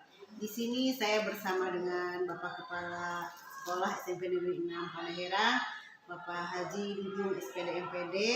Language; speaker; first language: Indonesian; native; Indonesian